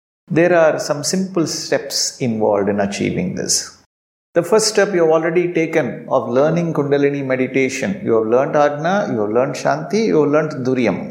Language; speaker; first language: English; non-native, local second language; Tamil